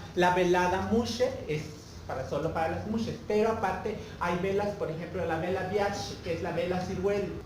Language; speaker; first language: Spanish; non-native, local second language; Nahuatl languages